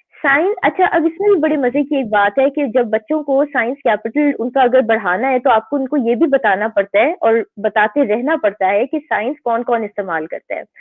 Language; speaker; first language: Urdu; native; Urdu